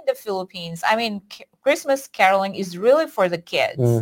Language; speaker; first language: English; non-native, local second language; Iloko